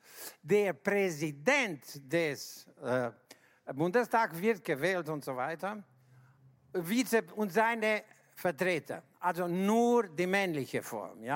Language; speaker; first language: German; non-native, fluent; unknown